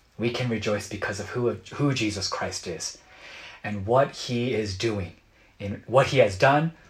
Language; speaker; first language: English; native; English